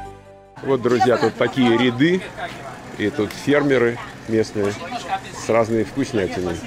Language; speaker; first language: Russian; native; Russian